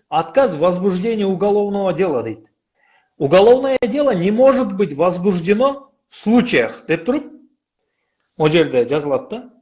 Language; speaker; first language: Russian; non-native, local second language; Kyrgyz